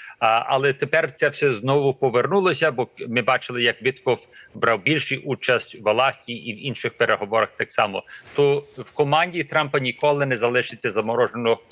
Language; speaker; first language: Ukrainian; early bilingual, heritage; Ukrainian